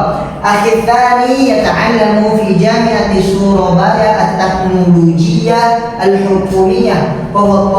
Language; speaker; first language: Arabic; non-native, learner; Indonesian